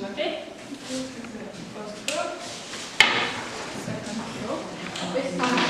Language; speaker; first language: English; non-native, learner; Kazakh